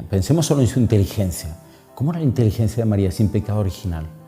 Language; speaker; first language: Spanish; native; Spanish